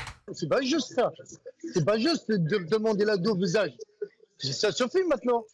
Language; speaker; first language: French; non-native, learner; Arabic